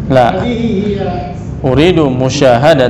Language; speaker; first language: Arabic; non-native, fluent; Indonesian